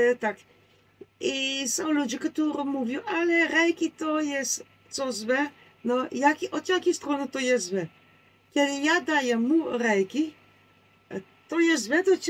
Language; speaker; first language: Polish; non-native, learner; Dutch